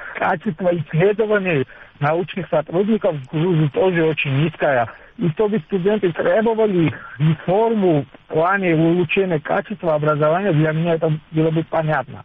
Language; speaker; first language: Russian; non-native, local second language; Georgian